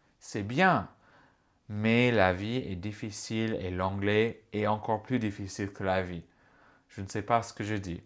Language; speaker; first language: French; non-native, fluent; English